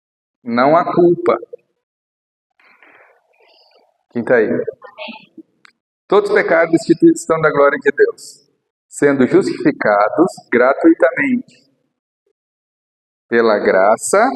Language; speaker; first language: Portuguese; native; Portuguese